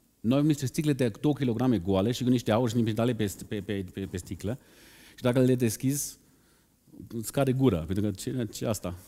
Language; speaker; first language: Romanian; non-native, fluent; German